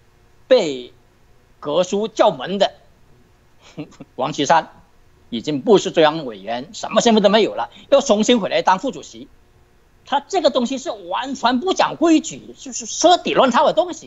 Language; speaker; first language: Chinese; native; Chinese